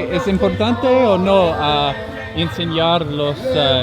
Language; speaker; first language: Spanish; non-native, learner; English